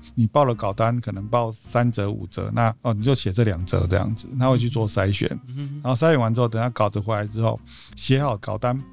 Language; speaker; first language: Chinese; native; Chinese